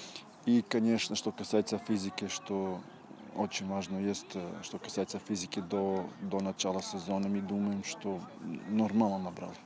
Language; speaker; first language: Russian; non-native, fluent; Serbian